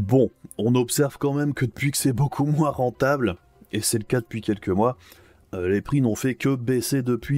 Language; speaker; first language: French; native; French